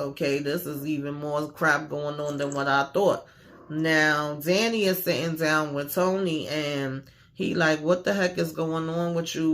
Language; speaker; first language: English; native; English